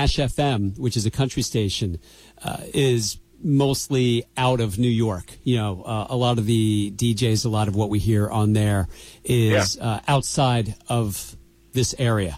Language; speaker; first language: English; native; English